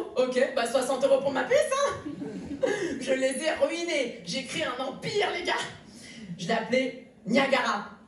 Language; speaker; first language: French; native; French